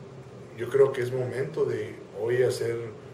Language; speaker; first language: Spanish; native; Spanish